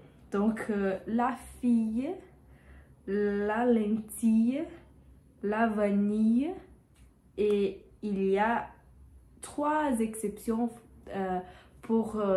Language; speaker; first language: French; non-native, learner; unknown